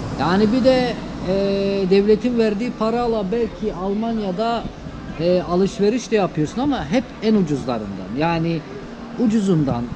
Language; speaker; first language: Turkish; early bilingual, heritage; Turkish